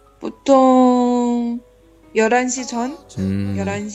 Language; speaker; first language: Korean; non-native, learner; Chinese